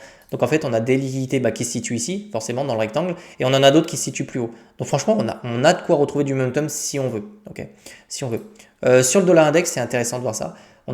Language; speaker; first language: French; native; French